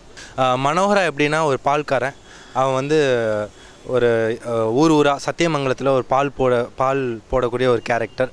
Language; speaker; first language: Tamil; native; Tamil